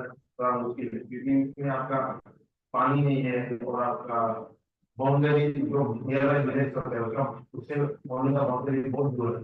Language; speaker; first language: Hindi; non-native, local second language; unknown